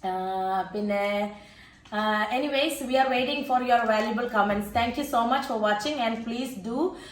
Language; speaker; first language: English; non-native, local second language; Malayalam